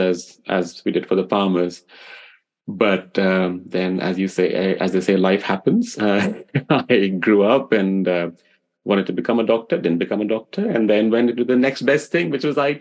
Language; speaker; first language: English; non-native, local second language; Hindi